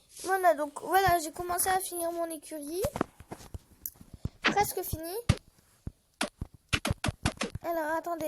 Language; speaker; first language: French; native; French